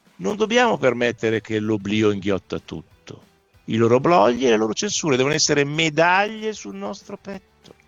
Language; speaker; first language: Italian; native; Italian